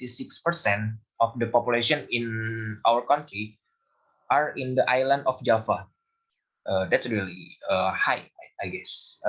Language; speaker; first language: English; non-native, learner; Indonesian